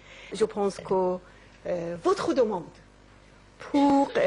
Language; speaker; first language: French; non-native, learner; Persian